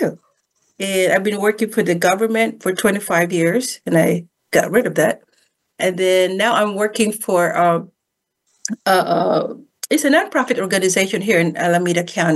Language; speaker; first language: English; non-native, local second language; Filipino